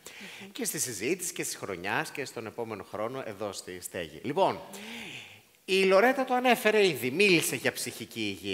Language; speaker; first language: Greek; native; Greek